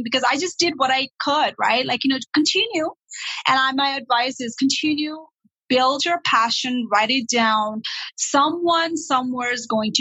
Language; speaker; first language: English; non-native, local second language; Nepali